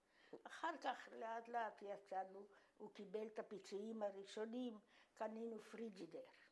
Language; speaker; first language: Hebrew; non-native, fluent; Polish